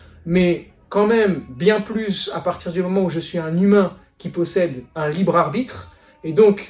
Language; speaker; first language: French; native; French